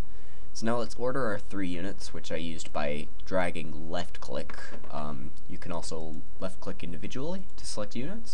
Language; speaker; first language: English; native; English